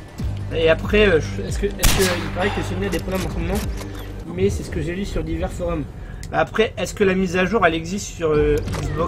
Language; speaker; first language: French; native; French